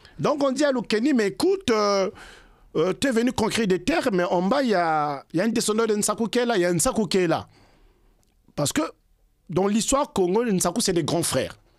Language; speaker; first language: French; non-native, local second language; Kongo